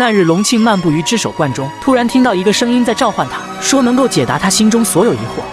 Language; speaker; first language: Chinese; native; Chinese